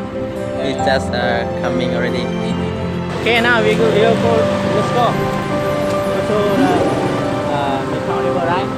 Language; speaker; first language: English; non-native, learner; Lao